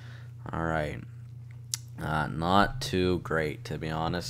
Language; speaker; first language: English; native; English